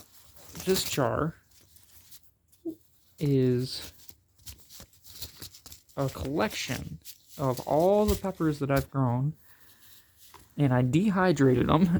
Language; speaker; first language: English; native; English